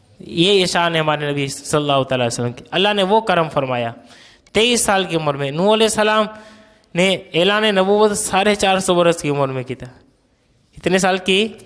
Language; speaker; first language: Urdu; non-native, local second language; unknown